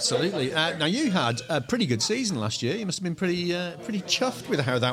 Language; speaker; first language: English; native; English